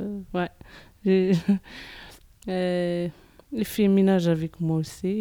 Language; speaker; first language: French; non-native, learner; Arabic